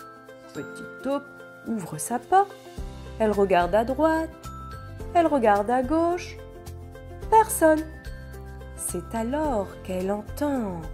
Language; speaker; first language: French; native; French